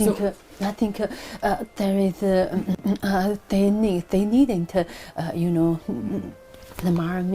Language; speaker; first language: English; non-native, learner; Chinese